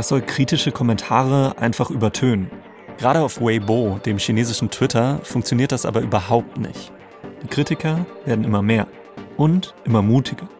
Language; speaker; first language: German; native; German